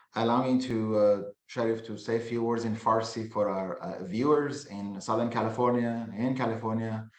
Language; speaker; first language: English; non-native, fluent; Persian